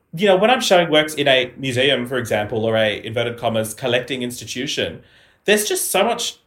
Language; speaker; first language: English; native; English